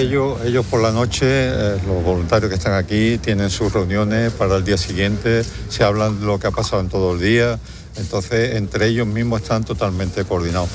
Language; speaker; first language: Spanish; native; Spanish